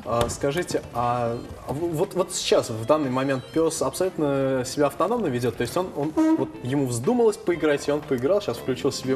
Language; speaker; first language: Russian; native; Russian